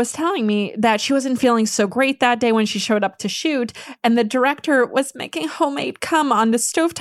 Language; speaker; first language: English; non-native, fluent; Polish